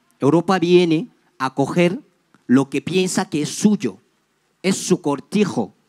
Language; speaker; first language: Spanish; non-native, fluent; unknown